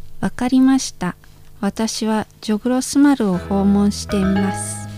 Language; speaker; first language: Japanese; non-native, fluent; Indonesian